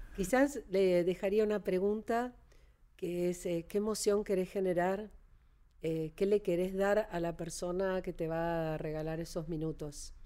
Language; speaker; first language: Spanish; native; Spanish